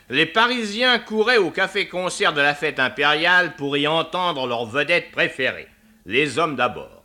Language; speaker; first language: French; native; French